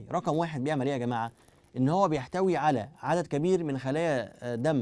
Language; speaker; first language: Arabic; native; Arabic